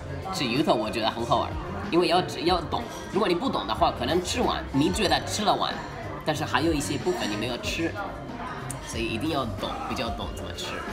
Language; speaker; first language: Chinese; non-native, fluent; English